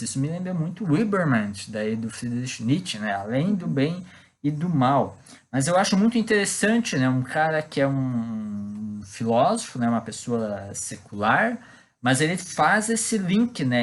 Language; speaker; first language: Portuguese; native; Portuguese